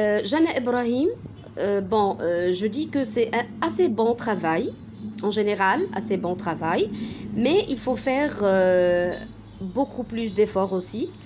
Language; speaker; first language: French; non-native, fluent; Arabic